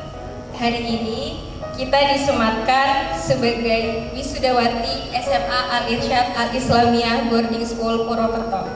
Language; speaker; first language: Indonesian; native; Indonesian